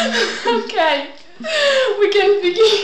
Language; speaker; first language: English; non-native, learner; Italian